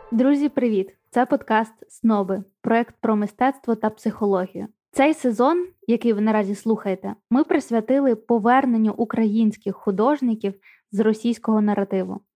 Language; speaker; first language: Ukrainian; native; Ukrainian